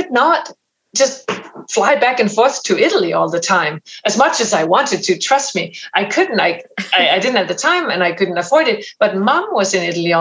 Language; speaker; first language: English; non-native, fluent; Danish